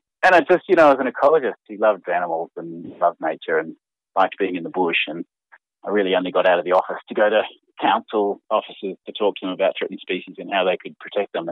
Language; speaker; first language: English; native; English